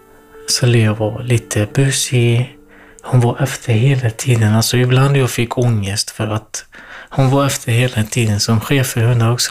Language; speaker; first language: Swedish; non-native, learner; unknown